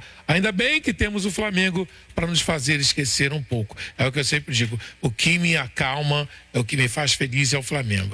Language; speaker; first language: Portuguese; native; Portuguese